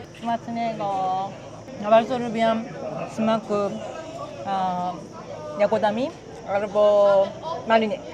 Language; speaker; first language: Polish; non-native, learner; Japanese